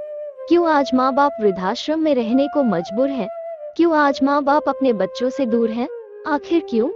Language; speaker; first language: Hindi; native; Hindi